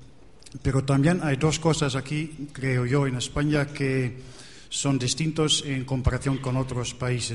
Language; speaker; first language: Spanish; non-native, fluent; Dutch